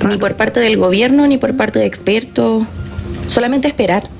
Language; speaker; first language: Spanish; native; Spanish